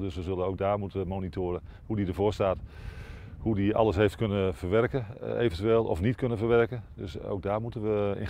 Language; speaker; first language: Dutch; native; Dutch